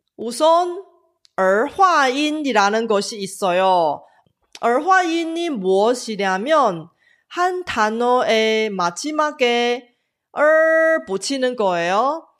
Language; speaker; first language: Korean; non-native, fluent; Chinese